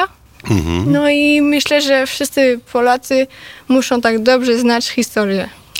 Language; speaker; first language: Polish; early bilingual, heritage; Polish